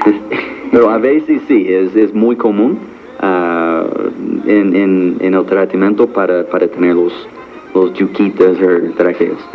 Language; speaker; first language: Spanish; non-native, learner; English